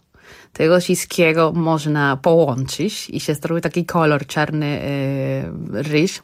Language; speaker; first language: Polish; non-native, learner; Spanish